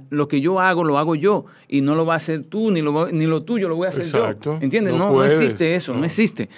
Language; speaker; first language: Spanish; native; Spanish